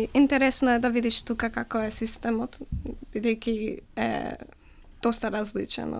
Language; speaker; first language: Macedonian; early bilingual, heritage; Macedonian